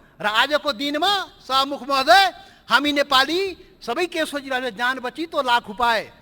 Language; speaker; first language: Nepali; non-native, local second language; Maithili